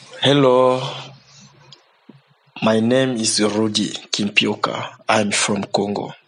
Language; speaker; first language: English; non-native, learner; Lingala